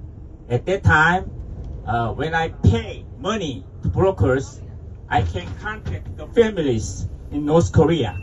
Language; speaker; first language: English; non-native, fluent; Korean